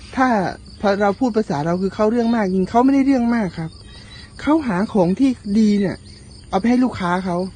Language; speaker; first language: Thai; native; Thai